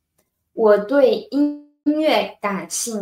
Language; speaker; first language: Chinese; non-native, learner; Spanish